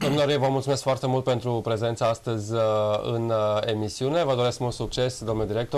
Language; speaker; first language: Romanian; native; Romanian